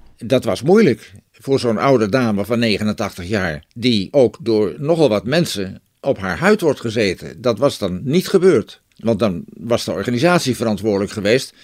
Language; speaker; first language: Dutch; native; Dutch